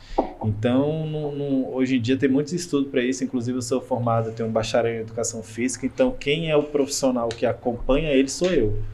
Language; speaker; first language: Portuguese; native; Portuguese